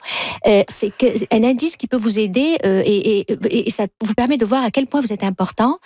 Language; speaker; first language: French; native; French